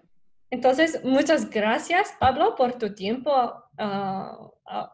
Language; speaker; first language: Spanish; non-native, learner; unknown